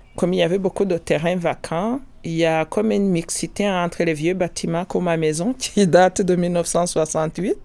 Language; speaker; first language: French; non-native, local second language; Kinyarwanda